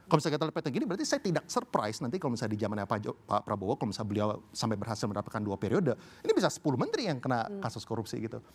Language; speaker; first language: Indonesian; early bilingual, heritage; Indonesian